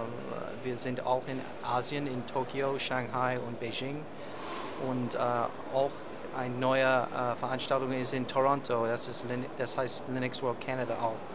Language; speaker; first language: German; non-native, learner; English